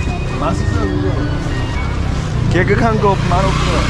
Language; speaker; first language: Korean; native; Korean